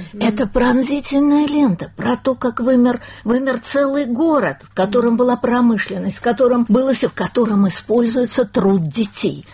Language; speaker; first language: Russian; native; Russian